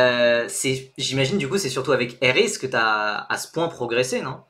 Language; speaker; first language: French; native; French